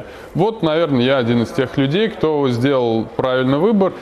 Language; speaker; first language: Russian; native; Russian